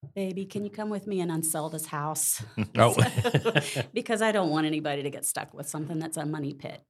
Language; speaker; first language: English; native; English